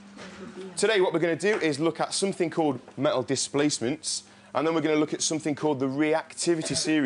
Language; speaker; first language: English; native; English